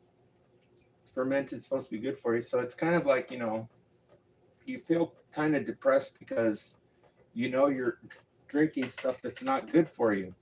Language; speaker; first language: English; native; English